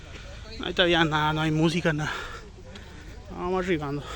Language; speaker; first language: Spanish; native; Spanish